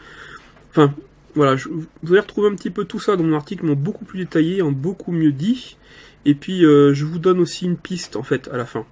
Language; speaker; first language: French; native; French